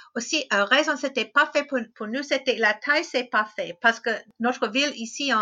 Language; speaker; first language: French; non-native, fluent; English